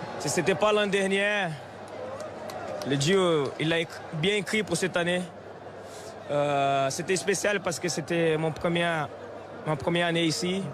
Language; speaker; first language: French; non-native, fluent; Portuguese